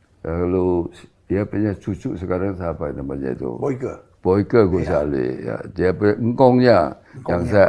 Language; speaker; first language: Indonesian; non-native, local second language; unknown